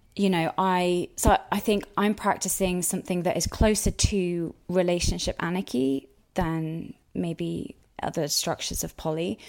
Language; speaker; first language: English; native; English